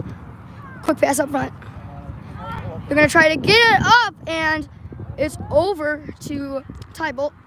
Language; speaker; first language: English; native; English